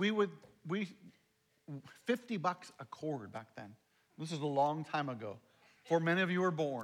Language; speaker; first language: English; native; English